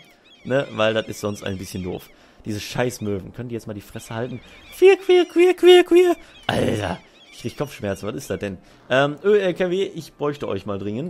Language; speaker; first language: German; native; German